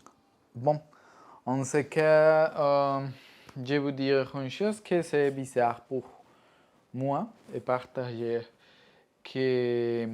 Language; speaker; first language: French; non-native, learner; Spanish